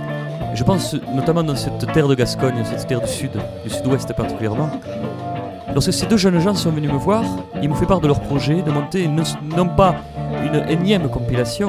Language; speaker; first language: French; native; French